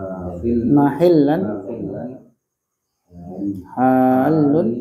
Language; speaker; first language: Arabic; non-native, fluent; Indonesian